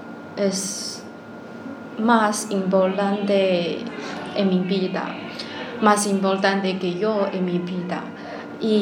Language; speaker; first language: Spanish; non-native, learner; Chinese